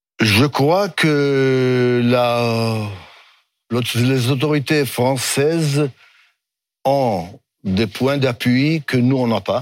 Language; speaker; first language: French; non-native, fluent; Hebrew